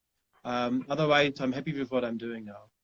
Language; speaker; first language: English; non-native, fluent; German